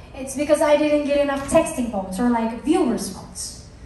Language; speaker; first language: English; non-native, local second language; Filipino